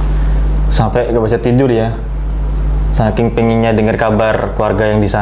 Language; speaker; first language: Indonesian; native; Indonesian